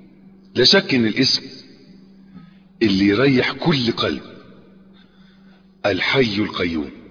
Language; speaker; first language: Arabic; native; Arabic